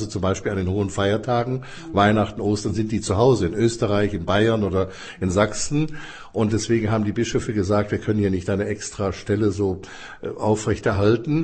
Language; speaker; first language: German; native; German